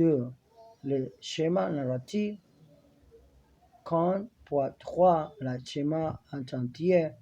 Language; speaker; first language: French; non-native, learner; Spanish